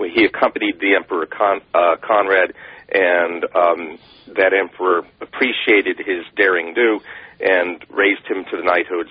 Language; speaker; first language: English; native; English